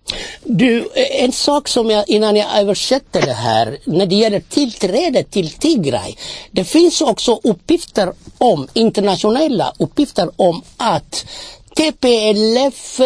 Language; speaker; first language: Swedish; non-native, fluent; Amharic